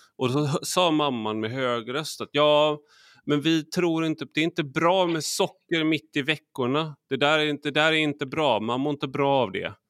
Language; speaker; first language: Swedish; native; Swedish